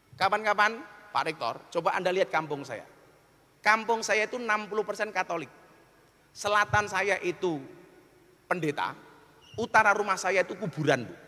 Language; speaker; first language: Indonesian; non-native, local second language; Javanese